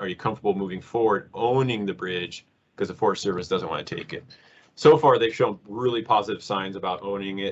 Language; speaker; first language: English; native; English